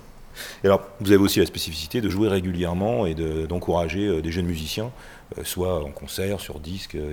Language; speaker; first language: French; native; French